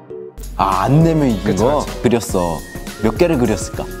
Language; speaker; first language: Korean; native; Korean